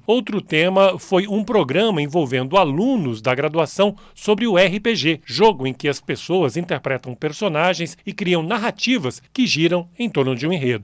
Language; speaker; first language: Portuguese; native; Portuguese